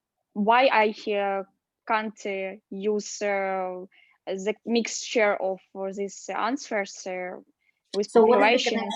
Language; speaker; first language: English; non-native, learner; Russian